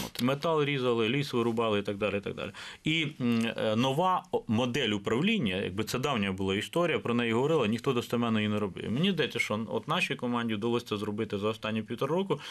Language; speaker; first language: Ukrainian; native; Ukrainian